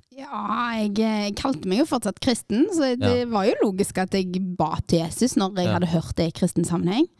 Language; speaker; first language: Norwegian; native; Norwegian